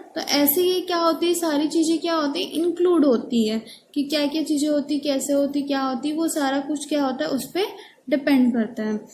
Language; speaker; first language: Hindi; native; Hindi